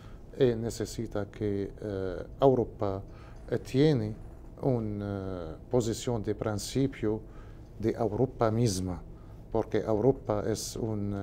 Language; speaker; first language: Spanish; non-native, learner; Arabic